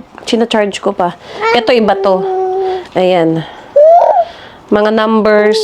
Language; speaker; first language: Filipino; native; Filipino